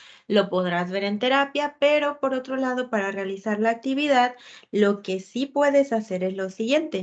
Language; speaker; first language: Spanish; native; Spanish